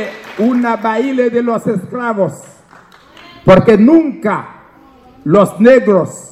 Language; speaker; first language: Spanish; non-native, fluent; Haitian Creole